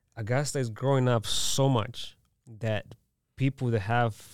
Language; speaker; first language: English; early bilingual, other home language; Spanish